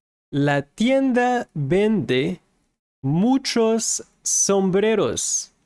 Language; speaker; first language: Spanish; non-native, fluent; English